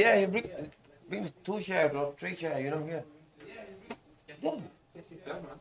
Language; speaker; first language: English; non-native, learner; Thai